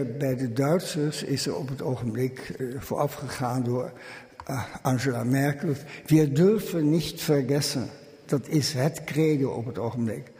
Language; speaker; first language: Dutch; early bilingual, other home language; German